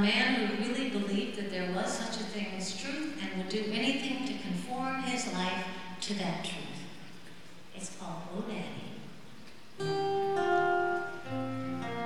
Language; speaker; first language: English; native; English